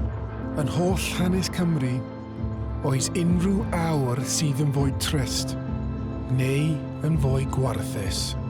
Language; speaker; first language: Welsh; non-native, local second language; English